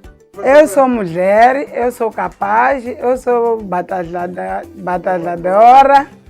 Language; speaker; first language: Portuguese; non-native, local second language; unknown